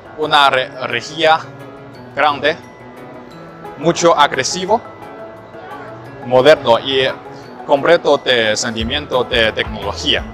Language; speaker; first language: Spanish; non-native, learner; Chinese